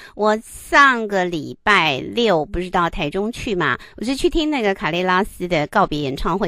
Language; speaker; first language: Chinese; native; Chinese